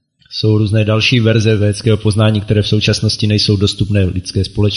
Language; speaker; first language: Czech; native; Czech